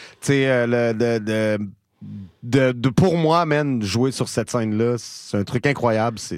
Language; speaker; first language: French; native; French